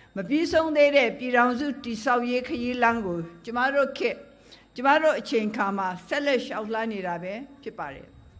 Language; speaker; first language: Burmese; native; Burmese